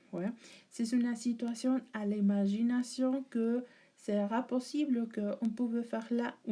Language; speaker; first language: French; non-native, learner; Spanish